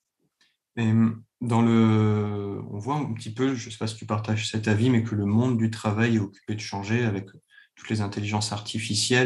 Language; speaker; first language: French; native; French